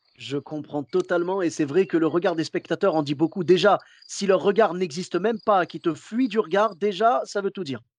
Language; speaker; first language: French; early bilingual, other home language; Arabic